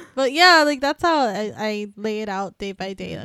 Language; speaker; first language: English; early bilingual, other home language; Spanish